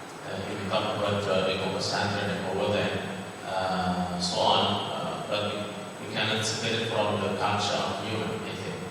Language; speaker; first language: English; non-native, fluent; Indonesian